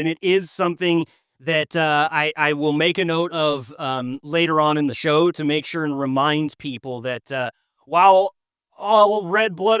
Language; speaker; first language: English; native; English